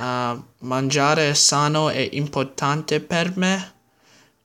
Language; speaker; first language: Italian; non-native, learner; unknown